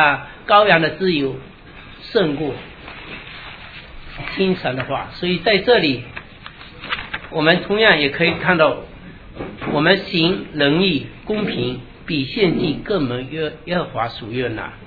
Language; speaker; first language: Chinese; native; Chinese